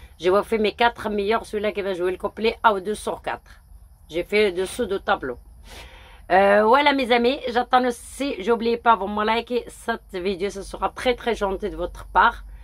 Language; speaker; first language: French; early bilingual, other home language; Arabic